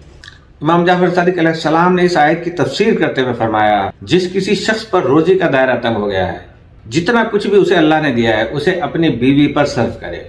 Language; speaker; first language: Urdu; native; Urdu